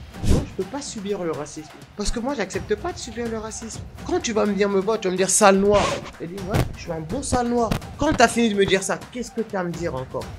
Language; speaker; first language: French; native; French